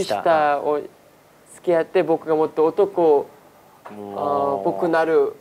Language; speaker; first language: Japanese; non-native, learner; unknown